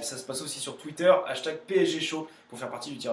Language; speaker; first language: French; native; French